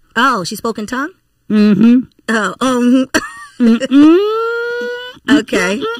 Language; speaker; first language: English; native; English